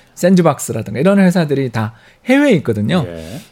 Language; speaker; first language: Korean; native; Korean